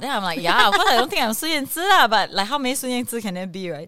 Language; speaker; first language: English; native; English